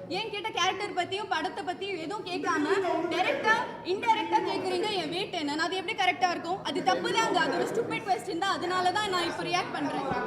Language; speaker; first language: Tamil; non-native, local second language; Malayalam